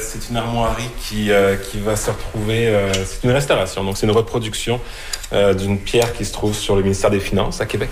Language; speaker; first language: French; native; French